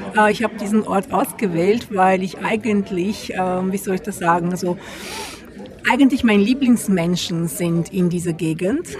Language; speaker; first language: German; non-native, fluent; Italian